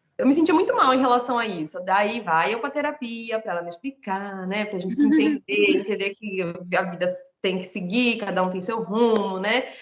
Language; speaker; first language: Portuguese; native; Portuguese